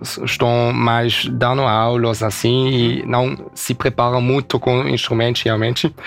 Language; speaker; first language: Portuguese; early bilingual, heritage; Portuguese